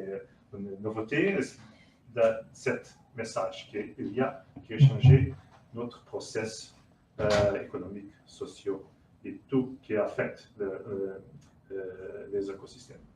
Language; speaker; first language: French; non-native, learner; Portuguese